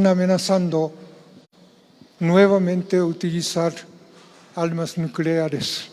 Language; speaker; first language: Spanish; non-native, fluent; Japanese